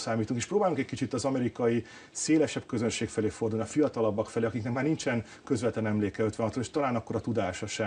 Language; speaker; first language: Hungarian; native; Hungarian